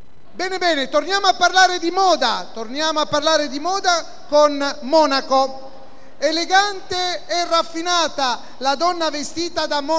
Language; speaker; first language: Italian; native; Italian